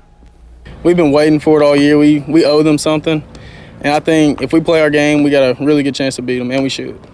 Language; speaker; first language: English; native; English